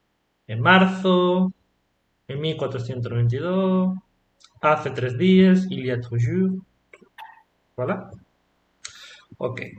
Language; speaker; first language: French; non-native, fluent; Spanish